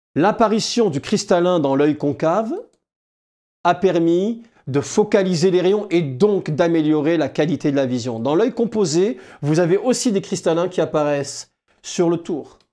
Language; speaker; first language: French; native; French